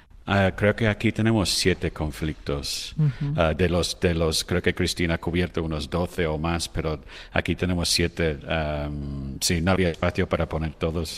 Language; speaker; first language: Spanish; non-native, fluent; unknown